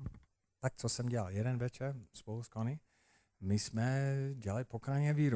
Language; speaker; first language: Czech; non-native, fluent; English